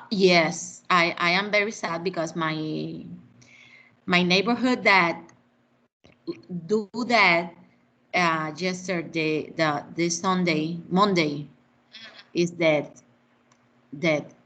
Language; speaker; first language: English; non-native, learner; Spanish